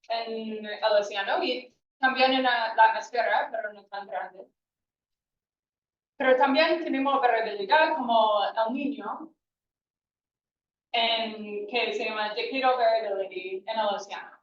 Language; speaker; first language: Spanish; non-native, fluent; English